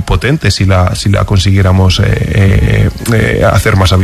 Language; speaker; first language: Spanish; native; Spanish